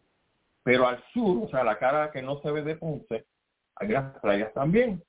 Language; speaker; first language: Spanish; native; Spanish